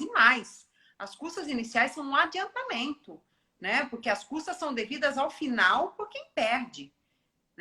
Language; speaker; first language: Portuguese; native; Portuguese